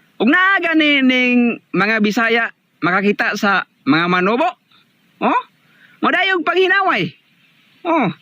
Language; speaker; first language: Cebuano; non-native, local second language; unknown